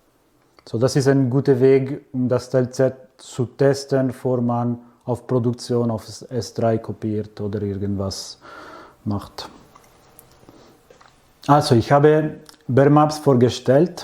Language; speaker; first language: German; non-native, fluent; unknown